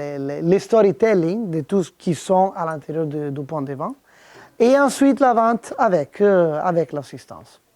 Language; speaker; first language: French; non-native, fluent; Italian